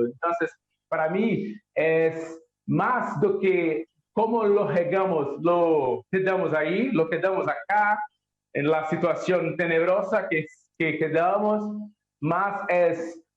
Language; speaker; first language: Spanish; non-native, learner; Portuguese